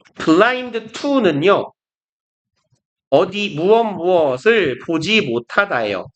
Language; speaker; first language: Korean; native; Korean